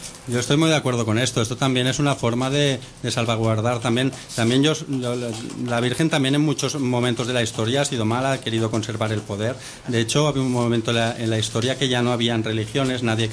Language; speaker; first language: Spanish; native; Spanish